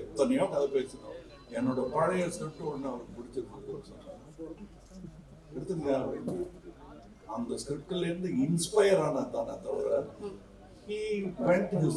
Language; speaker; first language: Tamil; native; Tamil